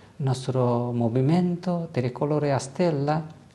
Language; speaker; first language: Italian; non-native, learner; Bangla